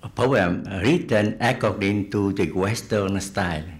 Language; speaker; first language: English; non-native, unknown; Vietnamese